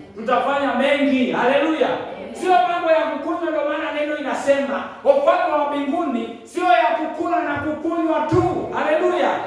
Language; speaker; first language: Swahili; non-native, local second language; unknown